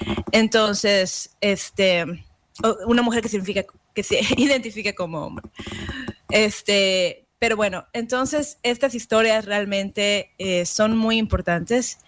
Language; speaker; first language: Spanish; native; Spanish